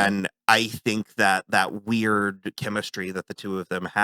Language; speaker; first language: English; native; English